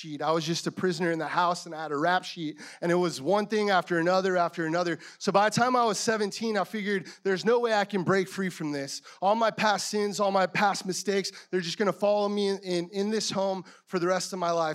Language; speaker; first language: English; native; English